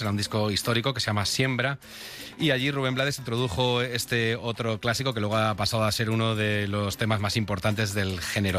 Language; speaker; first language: Spanish; native; Spanish